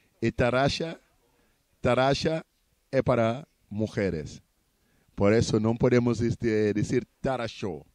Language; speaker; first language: Spanish; non-native, learner; Portuguese